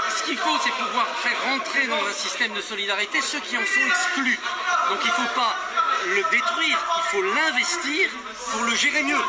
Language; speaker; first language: French; native; French